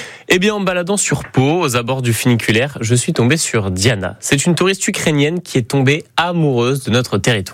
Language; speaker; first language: French; native; French